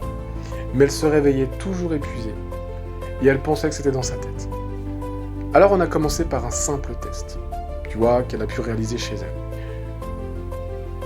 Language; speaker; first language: French; native; French